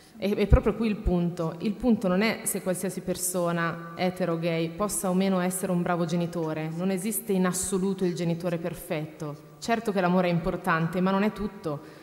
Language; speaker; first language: Italian; native; Italian